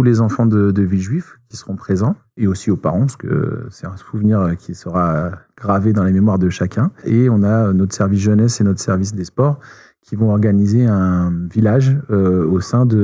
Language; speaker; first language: French; native; French